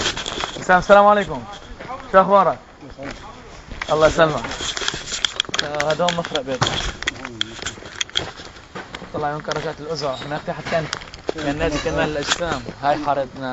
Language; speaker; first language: Arabic; native; Arabic